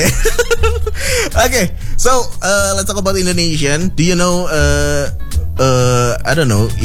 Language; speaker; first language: English; non-native, fluent; Indonesian